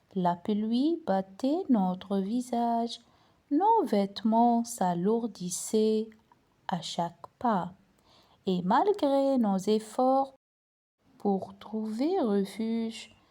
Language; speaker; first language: French; non-native, local second language; Arabic